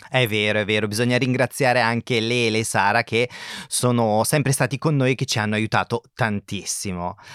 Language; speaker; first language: Italian; native; Italian